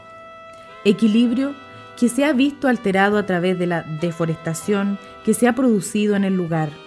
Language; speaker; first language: Spanish; native; Spanish